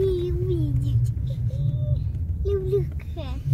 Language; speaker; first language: Russian; early bilingual, other home language; Tajik